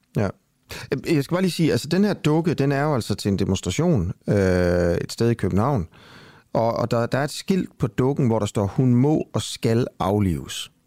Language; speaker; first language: Danish; native; Danish